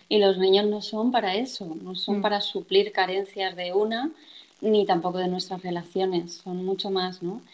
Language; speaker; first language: Spanish; native; Spanish